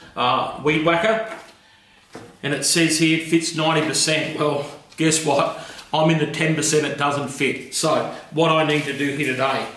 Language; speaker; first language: English; native; English